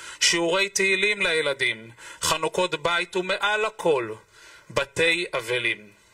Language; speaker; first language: Hebrew; native; Hebrew